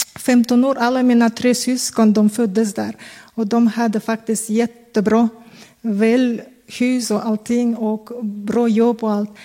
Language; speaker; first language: Swedish; non-native, fluent; Kazakh